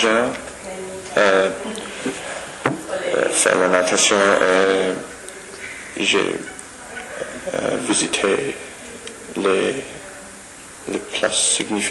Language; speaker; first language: French; non-native, learner; English